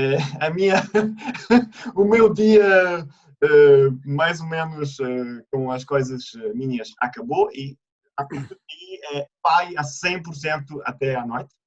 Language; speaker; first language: Portuguese; non-native, fluent; Italian